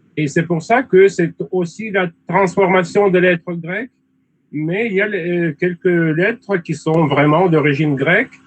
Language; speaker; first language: French; non-native, fluent; Russian